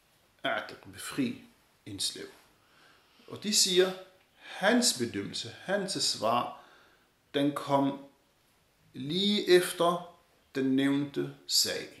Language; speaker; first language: Danish; early bilingual, other home language; Arabic